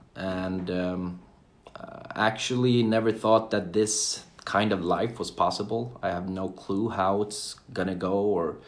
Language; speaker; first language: English; non-native, fluent; Swedish